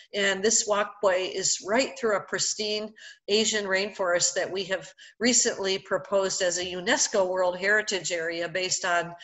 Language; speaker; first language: English; native; English